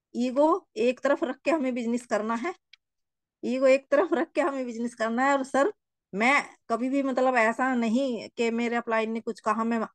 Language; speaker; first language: Hindi; native; Hindi